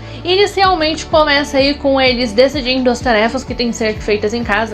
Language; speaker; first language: Portuguese; native; Portuguese